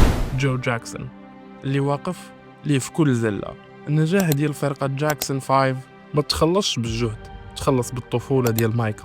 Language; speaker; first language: Arabic; native; Arabic